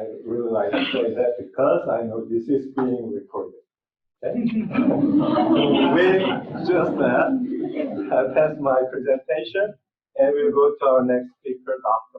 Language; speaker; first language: English; non-native, fluent; Korean